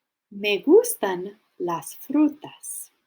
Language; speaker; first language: Spanish; non-native, fluent; English